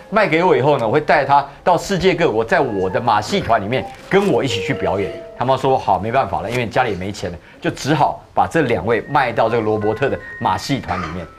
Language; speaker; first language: Chinese; native; Chinese